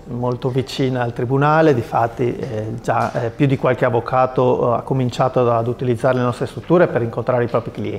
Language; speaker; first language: Italian; native; Italian